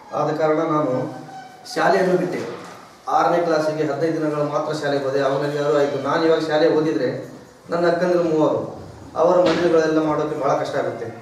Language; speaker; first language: Kannada; non-native, local second language; Lambadi